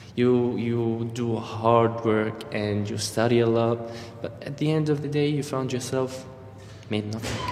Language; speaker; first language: English; non-native, fluent; Arabic